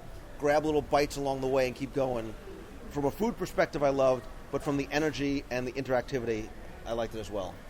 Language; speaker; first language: English; native; English